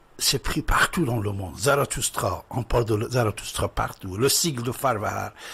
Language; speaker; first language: French; non-native, fluent; Persian